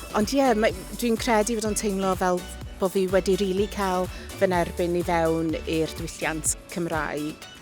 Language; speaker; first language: Welsh; non-native, local second language; English